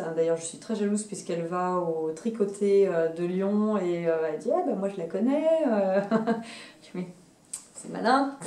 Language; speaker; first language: French; native; French